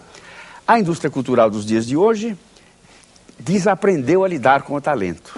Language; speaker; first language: Portuguese; native; Portuguese